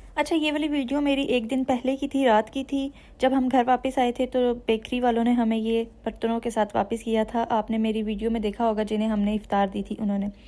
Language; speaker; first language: Urdu; native; Urdu